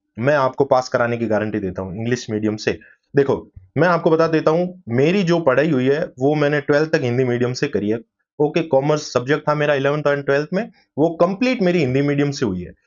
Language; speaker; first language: Hindi; native; Hindi